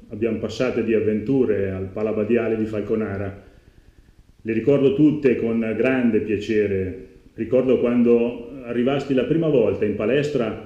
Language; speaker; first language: Italian; native; Italian